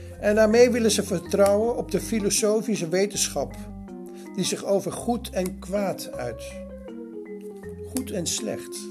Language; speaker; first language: Dutch; native; Dutch